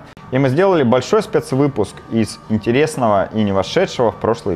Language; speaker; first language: Russian; native; Russian